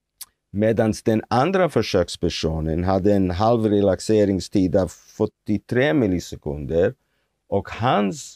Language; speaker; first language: Swedish; non-native, fluent; Hebrew